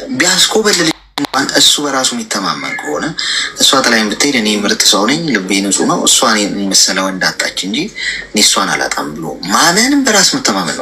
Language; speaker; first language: Amharic; native; Amharic